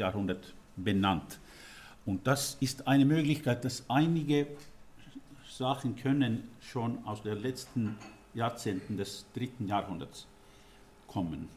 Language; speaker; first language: German; non-native, fluent; Finnish